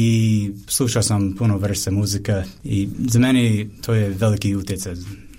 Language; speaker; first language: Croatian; non-native, fluent; English